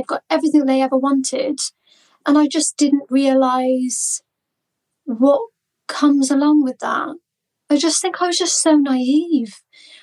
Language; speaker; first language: English; native; English